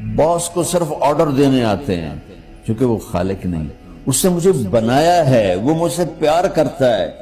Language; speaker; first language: Urdu; non-native, local second language; Punjabi